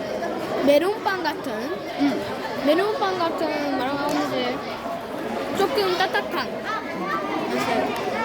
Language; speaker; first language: Korean; early bilingual, heritage; Korean